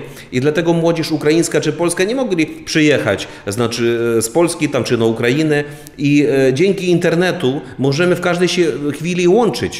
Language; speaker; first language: Polish; non-native, fluent; Ukrainian